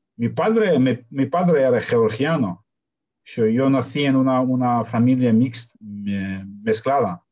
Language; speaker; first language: Spanish; non-native, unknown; Russian